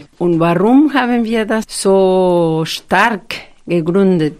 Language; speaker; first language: German; non-native, fluent; Spanish